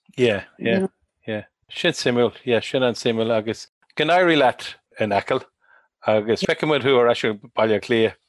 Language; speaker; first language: Irish; non-native, local second language; English